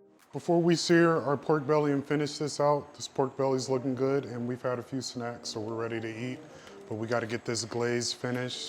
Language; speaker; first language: English; native; English